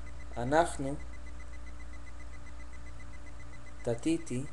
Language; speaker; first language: Hebrew; non-native, learner; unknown